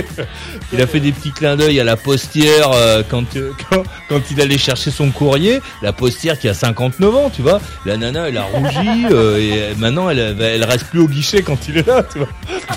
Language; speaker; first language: French; native; French